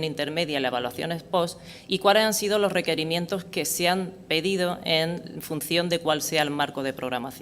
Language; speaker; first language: Spanish; native; Spanish